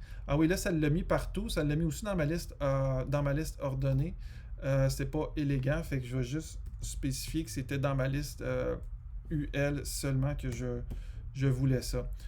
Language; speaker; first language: French; native; French